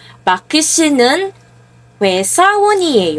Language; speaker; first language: Korean; non-native, fluent; Filipino